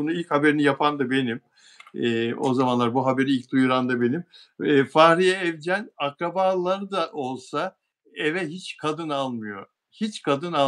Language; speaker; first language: Turkish; native; Turkish